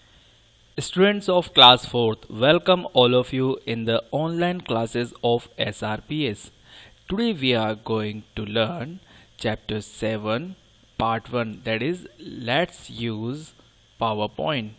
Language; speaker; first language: English; non-native, local second language; Hindi